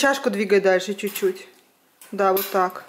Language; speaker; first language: Russian; native; Russian